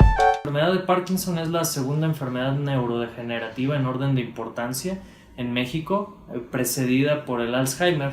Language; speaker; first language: Spanish; native; Spanish